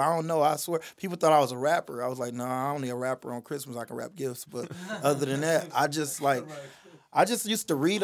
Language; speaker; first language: English; native; English